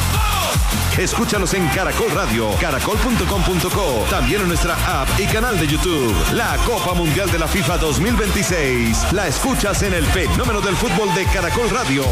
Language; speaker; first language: Spanish; native; Spanish